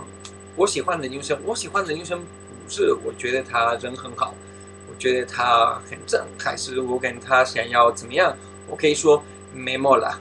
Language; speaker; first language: Chinese; non-native, fluent; Spanish